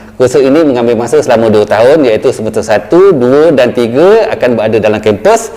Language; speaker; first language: Malay; native; Malay